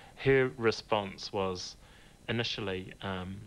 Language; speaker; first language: English; native; English